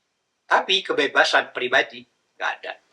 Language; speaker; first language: Indonesian; native; Indonesian